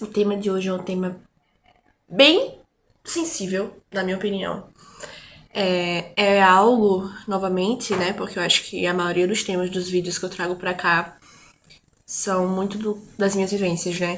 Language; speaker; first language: Portuguese; native; Portuguese